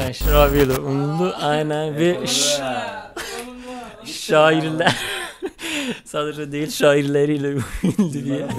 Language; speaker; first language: Turkish; non-native, fluent; Persian